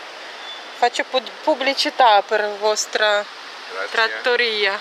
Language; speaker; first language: Italian; non-native, learner; Russian